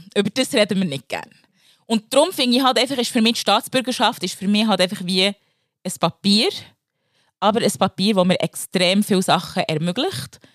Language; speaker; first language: German; early bilingual, other home language; Lingala